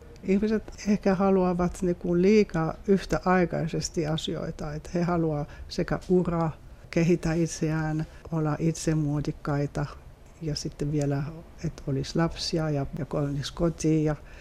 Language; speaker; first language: Finnish; non-native, fluent; French